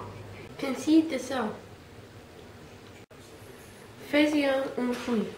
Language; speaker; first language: French; non-native, learner; English